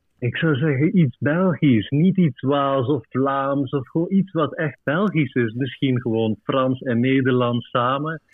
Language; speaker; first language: Dutch; native; Dutch